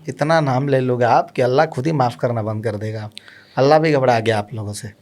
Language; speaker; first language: Hindi; native; Hindi